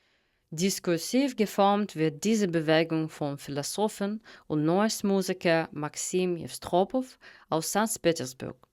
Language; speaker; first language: German; non-native, fluent; Russian